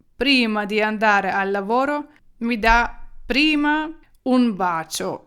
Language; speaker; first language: Italian; non-native, fluent; Ukrainian